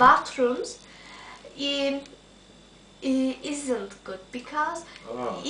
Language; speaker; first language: English; non-native, learner; Turkish